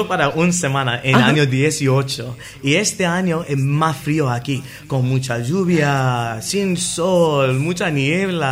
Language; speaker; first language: Spanish; non-native, learner; English